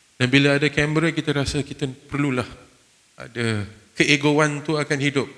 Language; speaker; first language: Malay; non-native, fluent; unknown